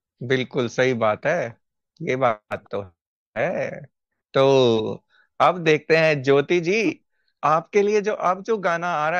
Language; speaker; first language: Hindi; native; Hindi